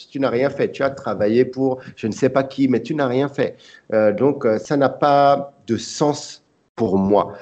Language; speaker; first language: French; early bilingual, other home language; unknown